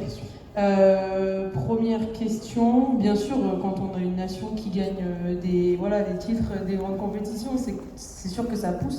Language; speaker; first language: French; native; French